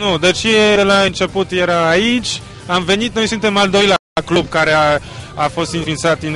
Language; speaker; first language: Romanian; non-native, fluent; Polish